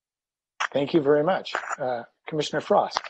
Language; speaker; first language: English; native; English